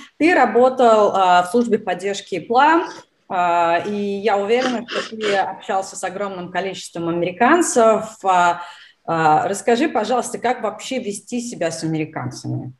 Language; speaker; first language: Russian; native; Russian